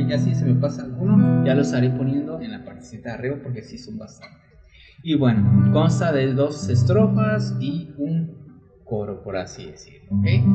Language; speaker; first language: Spanish; native; Spanish